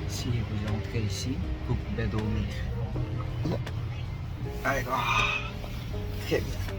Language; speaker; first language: French; non-native, learner; Korean